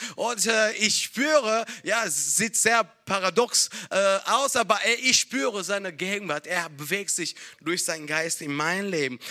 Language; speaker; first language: German; non-native, fluent; Italian